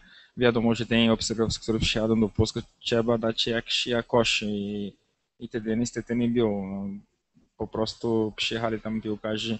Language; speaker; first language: Polish; non-native, learner; Portuguese